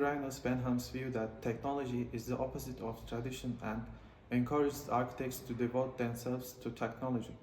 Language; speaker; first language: English; non-native, learner; Turkish